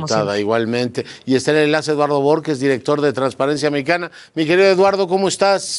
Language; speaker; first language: Spanish; native; Spanish